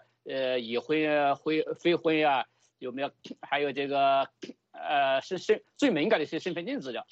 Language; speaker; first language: Chinese; native; Chinese